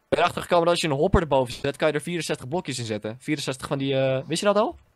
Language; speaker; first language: Dutch; native; Dutch